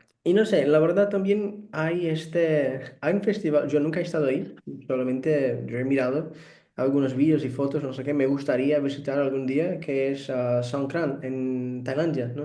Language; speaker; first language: Spanish; non-native, fluent; Portuguese